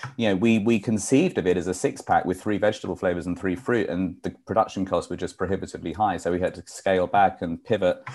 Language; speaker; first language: English; native; English